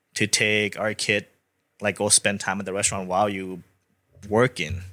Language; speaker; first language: English; non-native, fluent; Thai